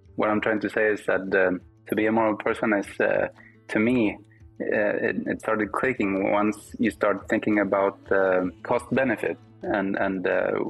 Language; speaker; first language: English; non-native, fluent; Swedish